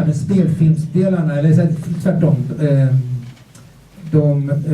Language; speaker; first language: Swedish; native; Swedish